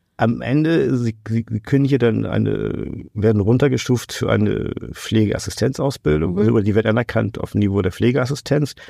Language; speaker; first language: German; non-native, fluent; Portuguese